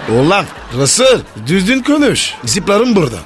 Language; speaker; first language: Turkish; non-native, learner; French